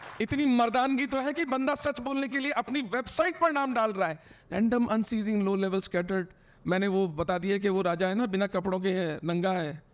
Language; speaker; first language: Hindi; native; Hindi